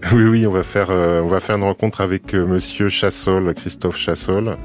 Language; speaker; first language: French; native; French